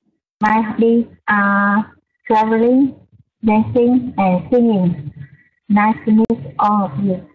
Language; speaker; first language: English; non-native, learner; Vietnamese